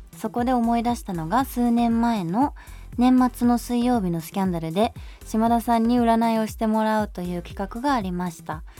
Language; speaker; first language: Japanese; native; Japanese